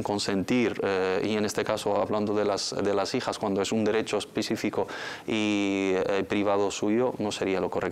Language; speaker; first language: Spanish; native; Spanish